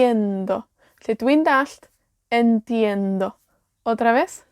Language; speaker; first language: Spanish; non-native, learner; Welsh